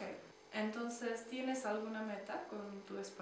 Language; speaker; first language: Spanish; non-native, fluent; Czech